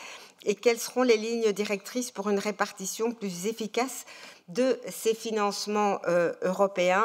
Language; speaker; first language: French; native; French